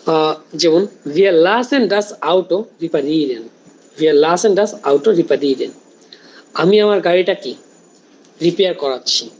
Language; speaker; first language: German; non-native, learner; Bangla